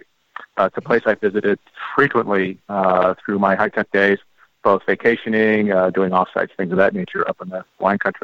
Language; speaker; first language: English; native; English